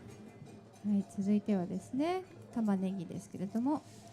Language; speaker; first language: Japanese; native; Japanese